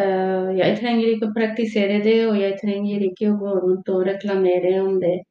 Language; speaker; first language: Norwegian; non-native, fluent; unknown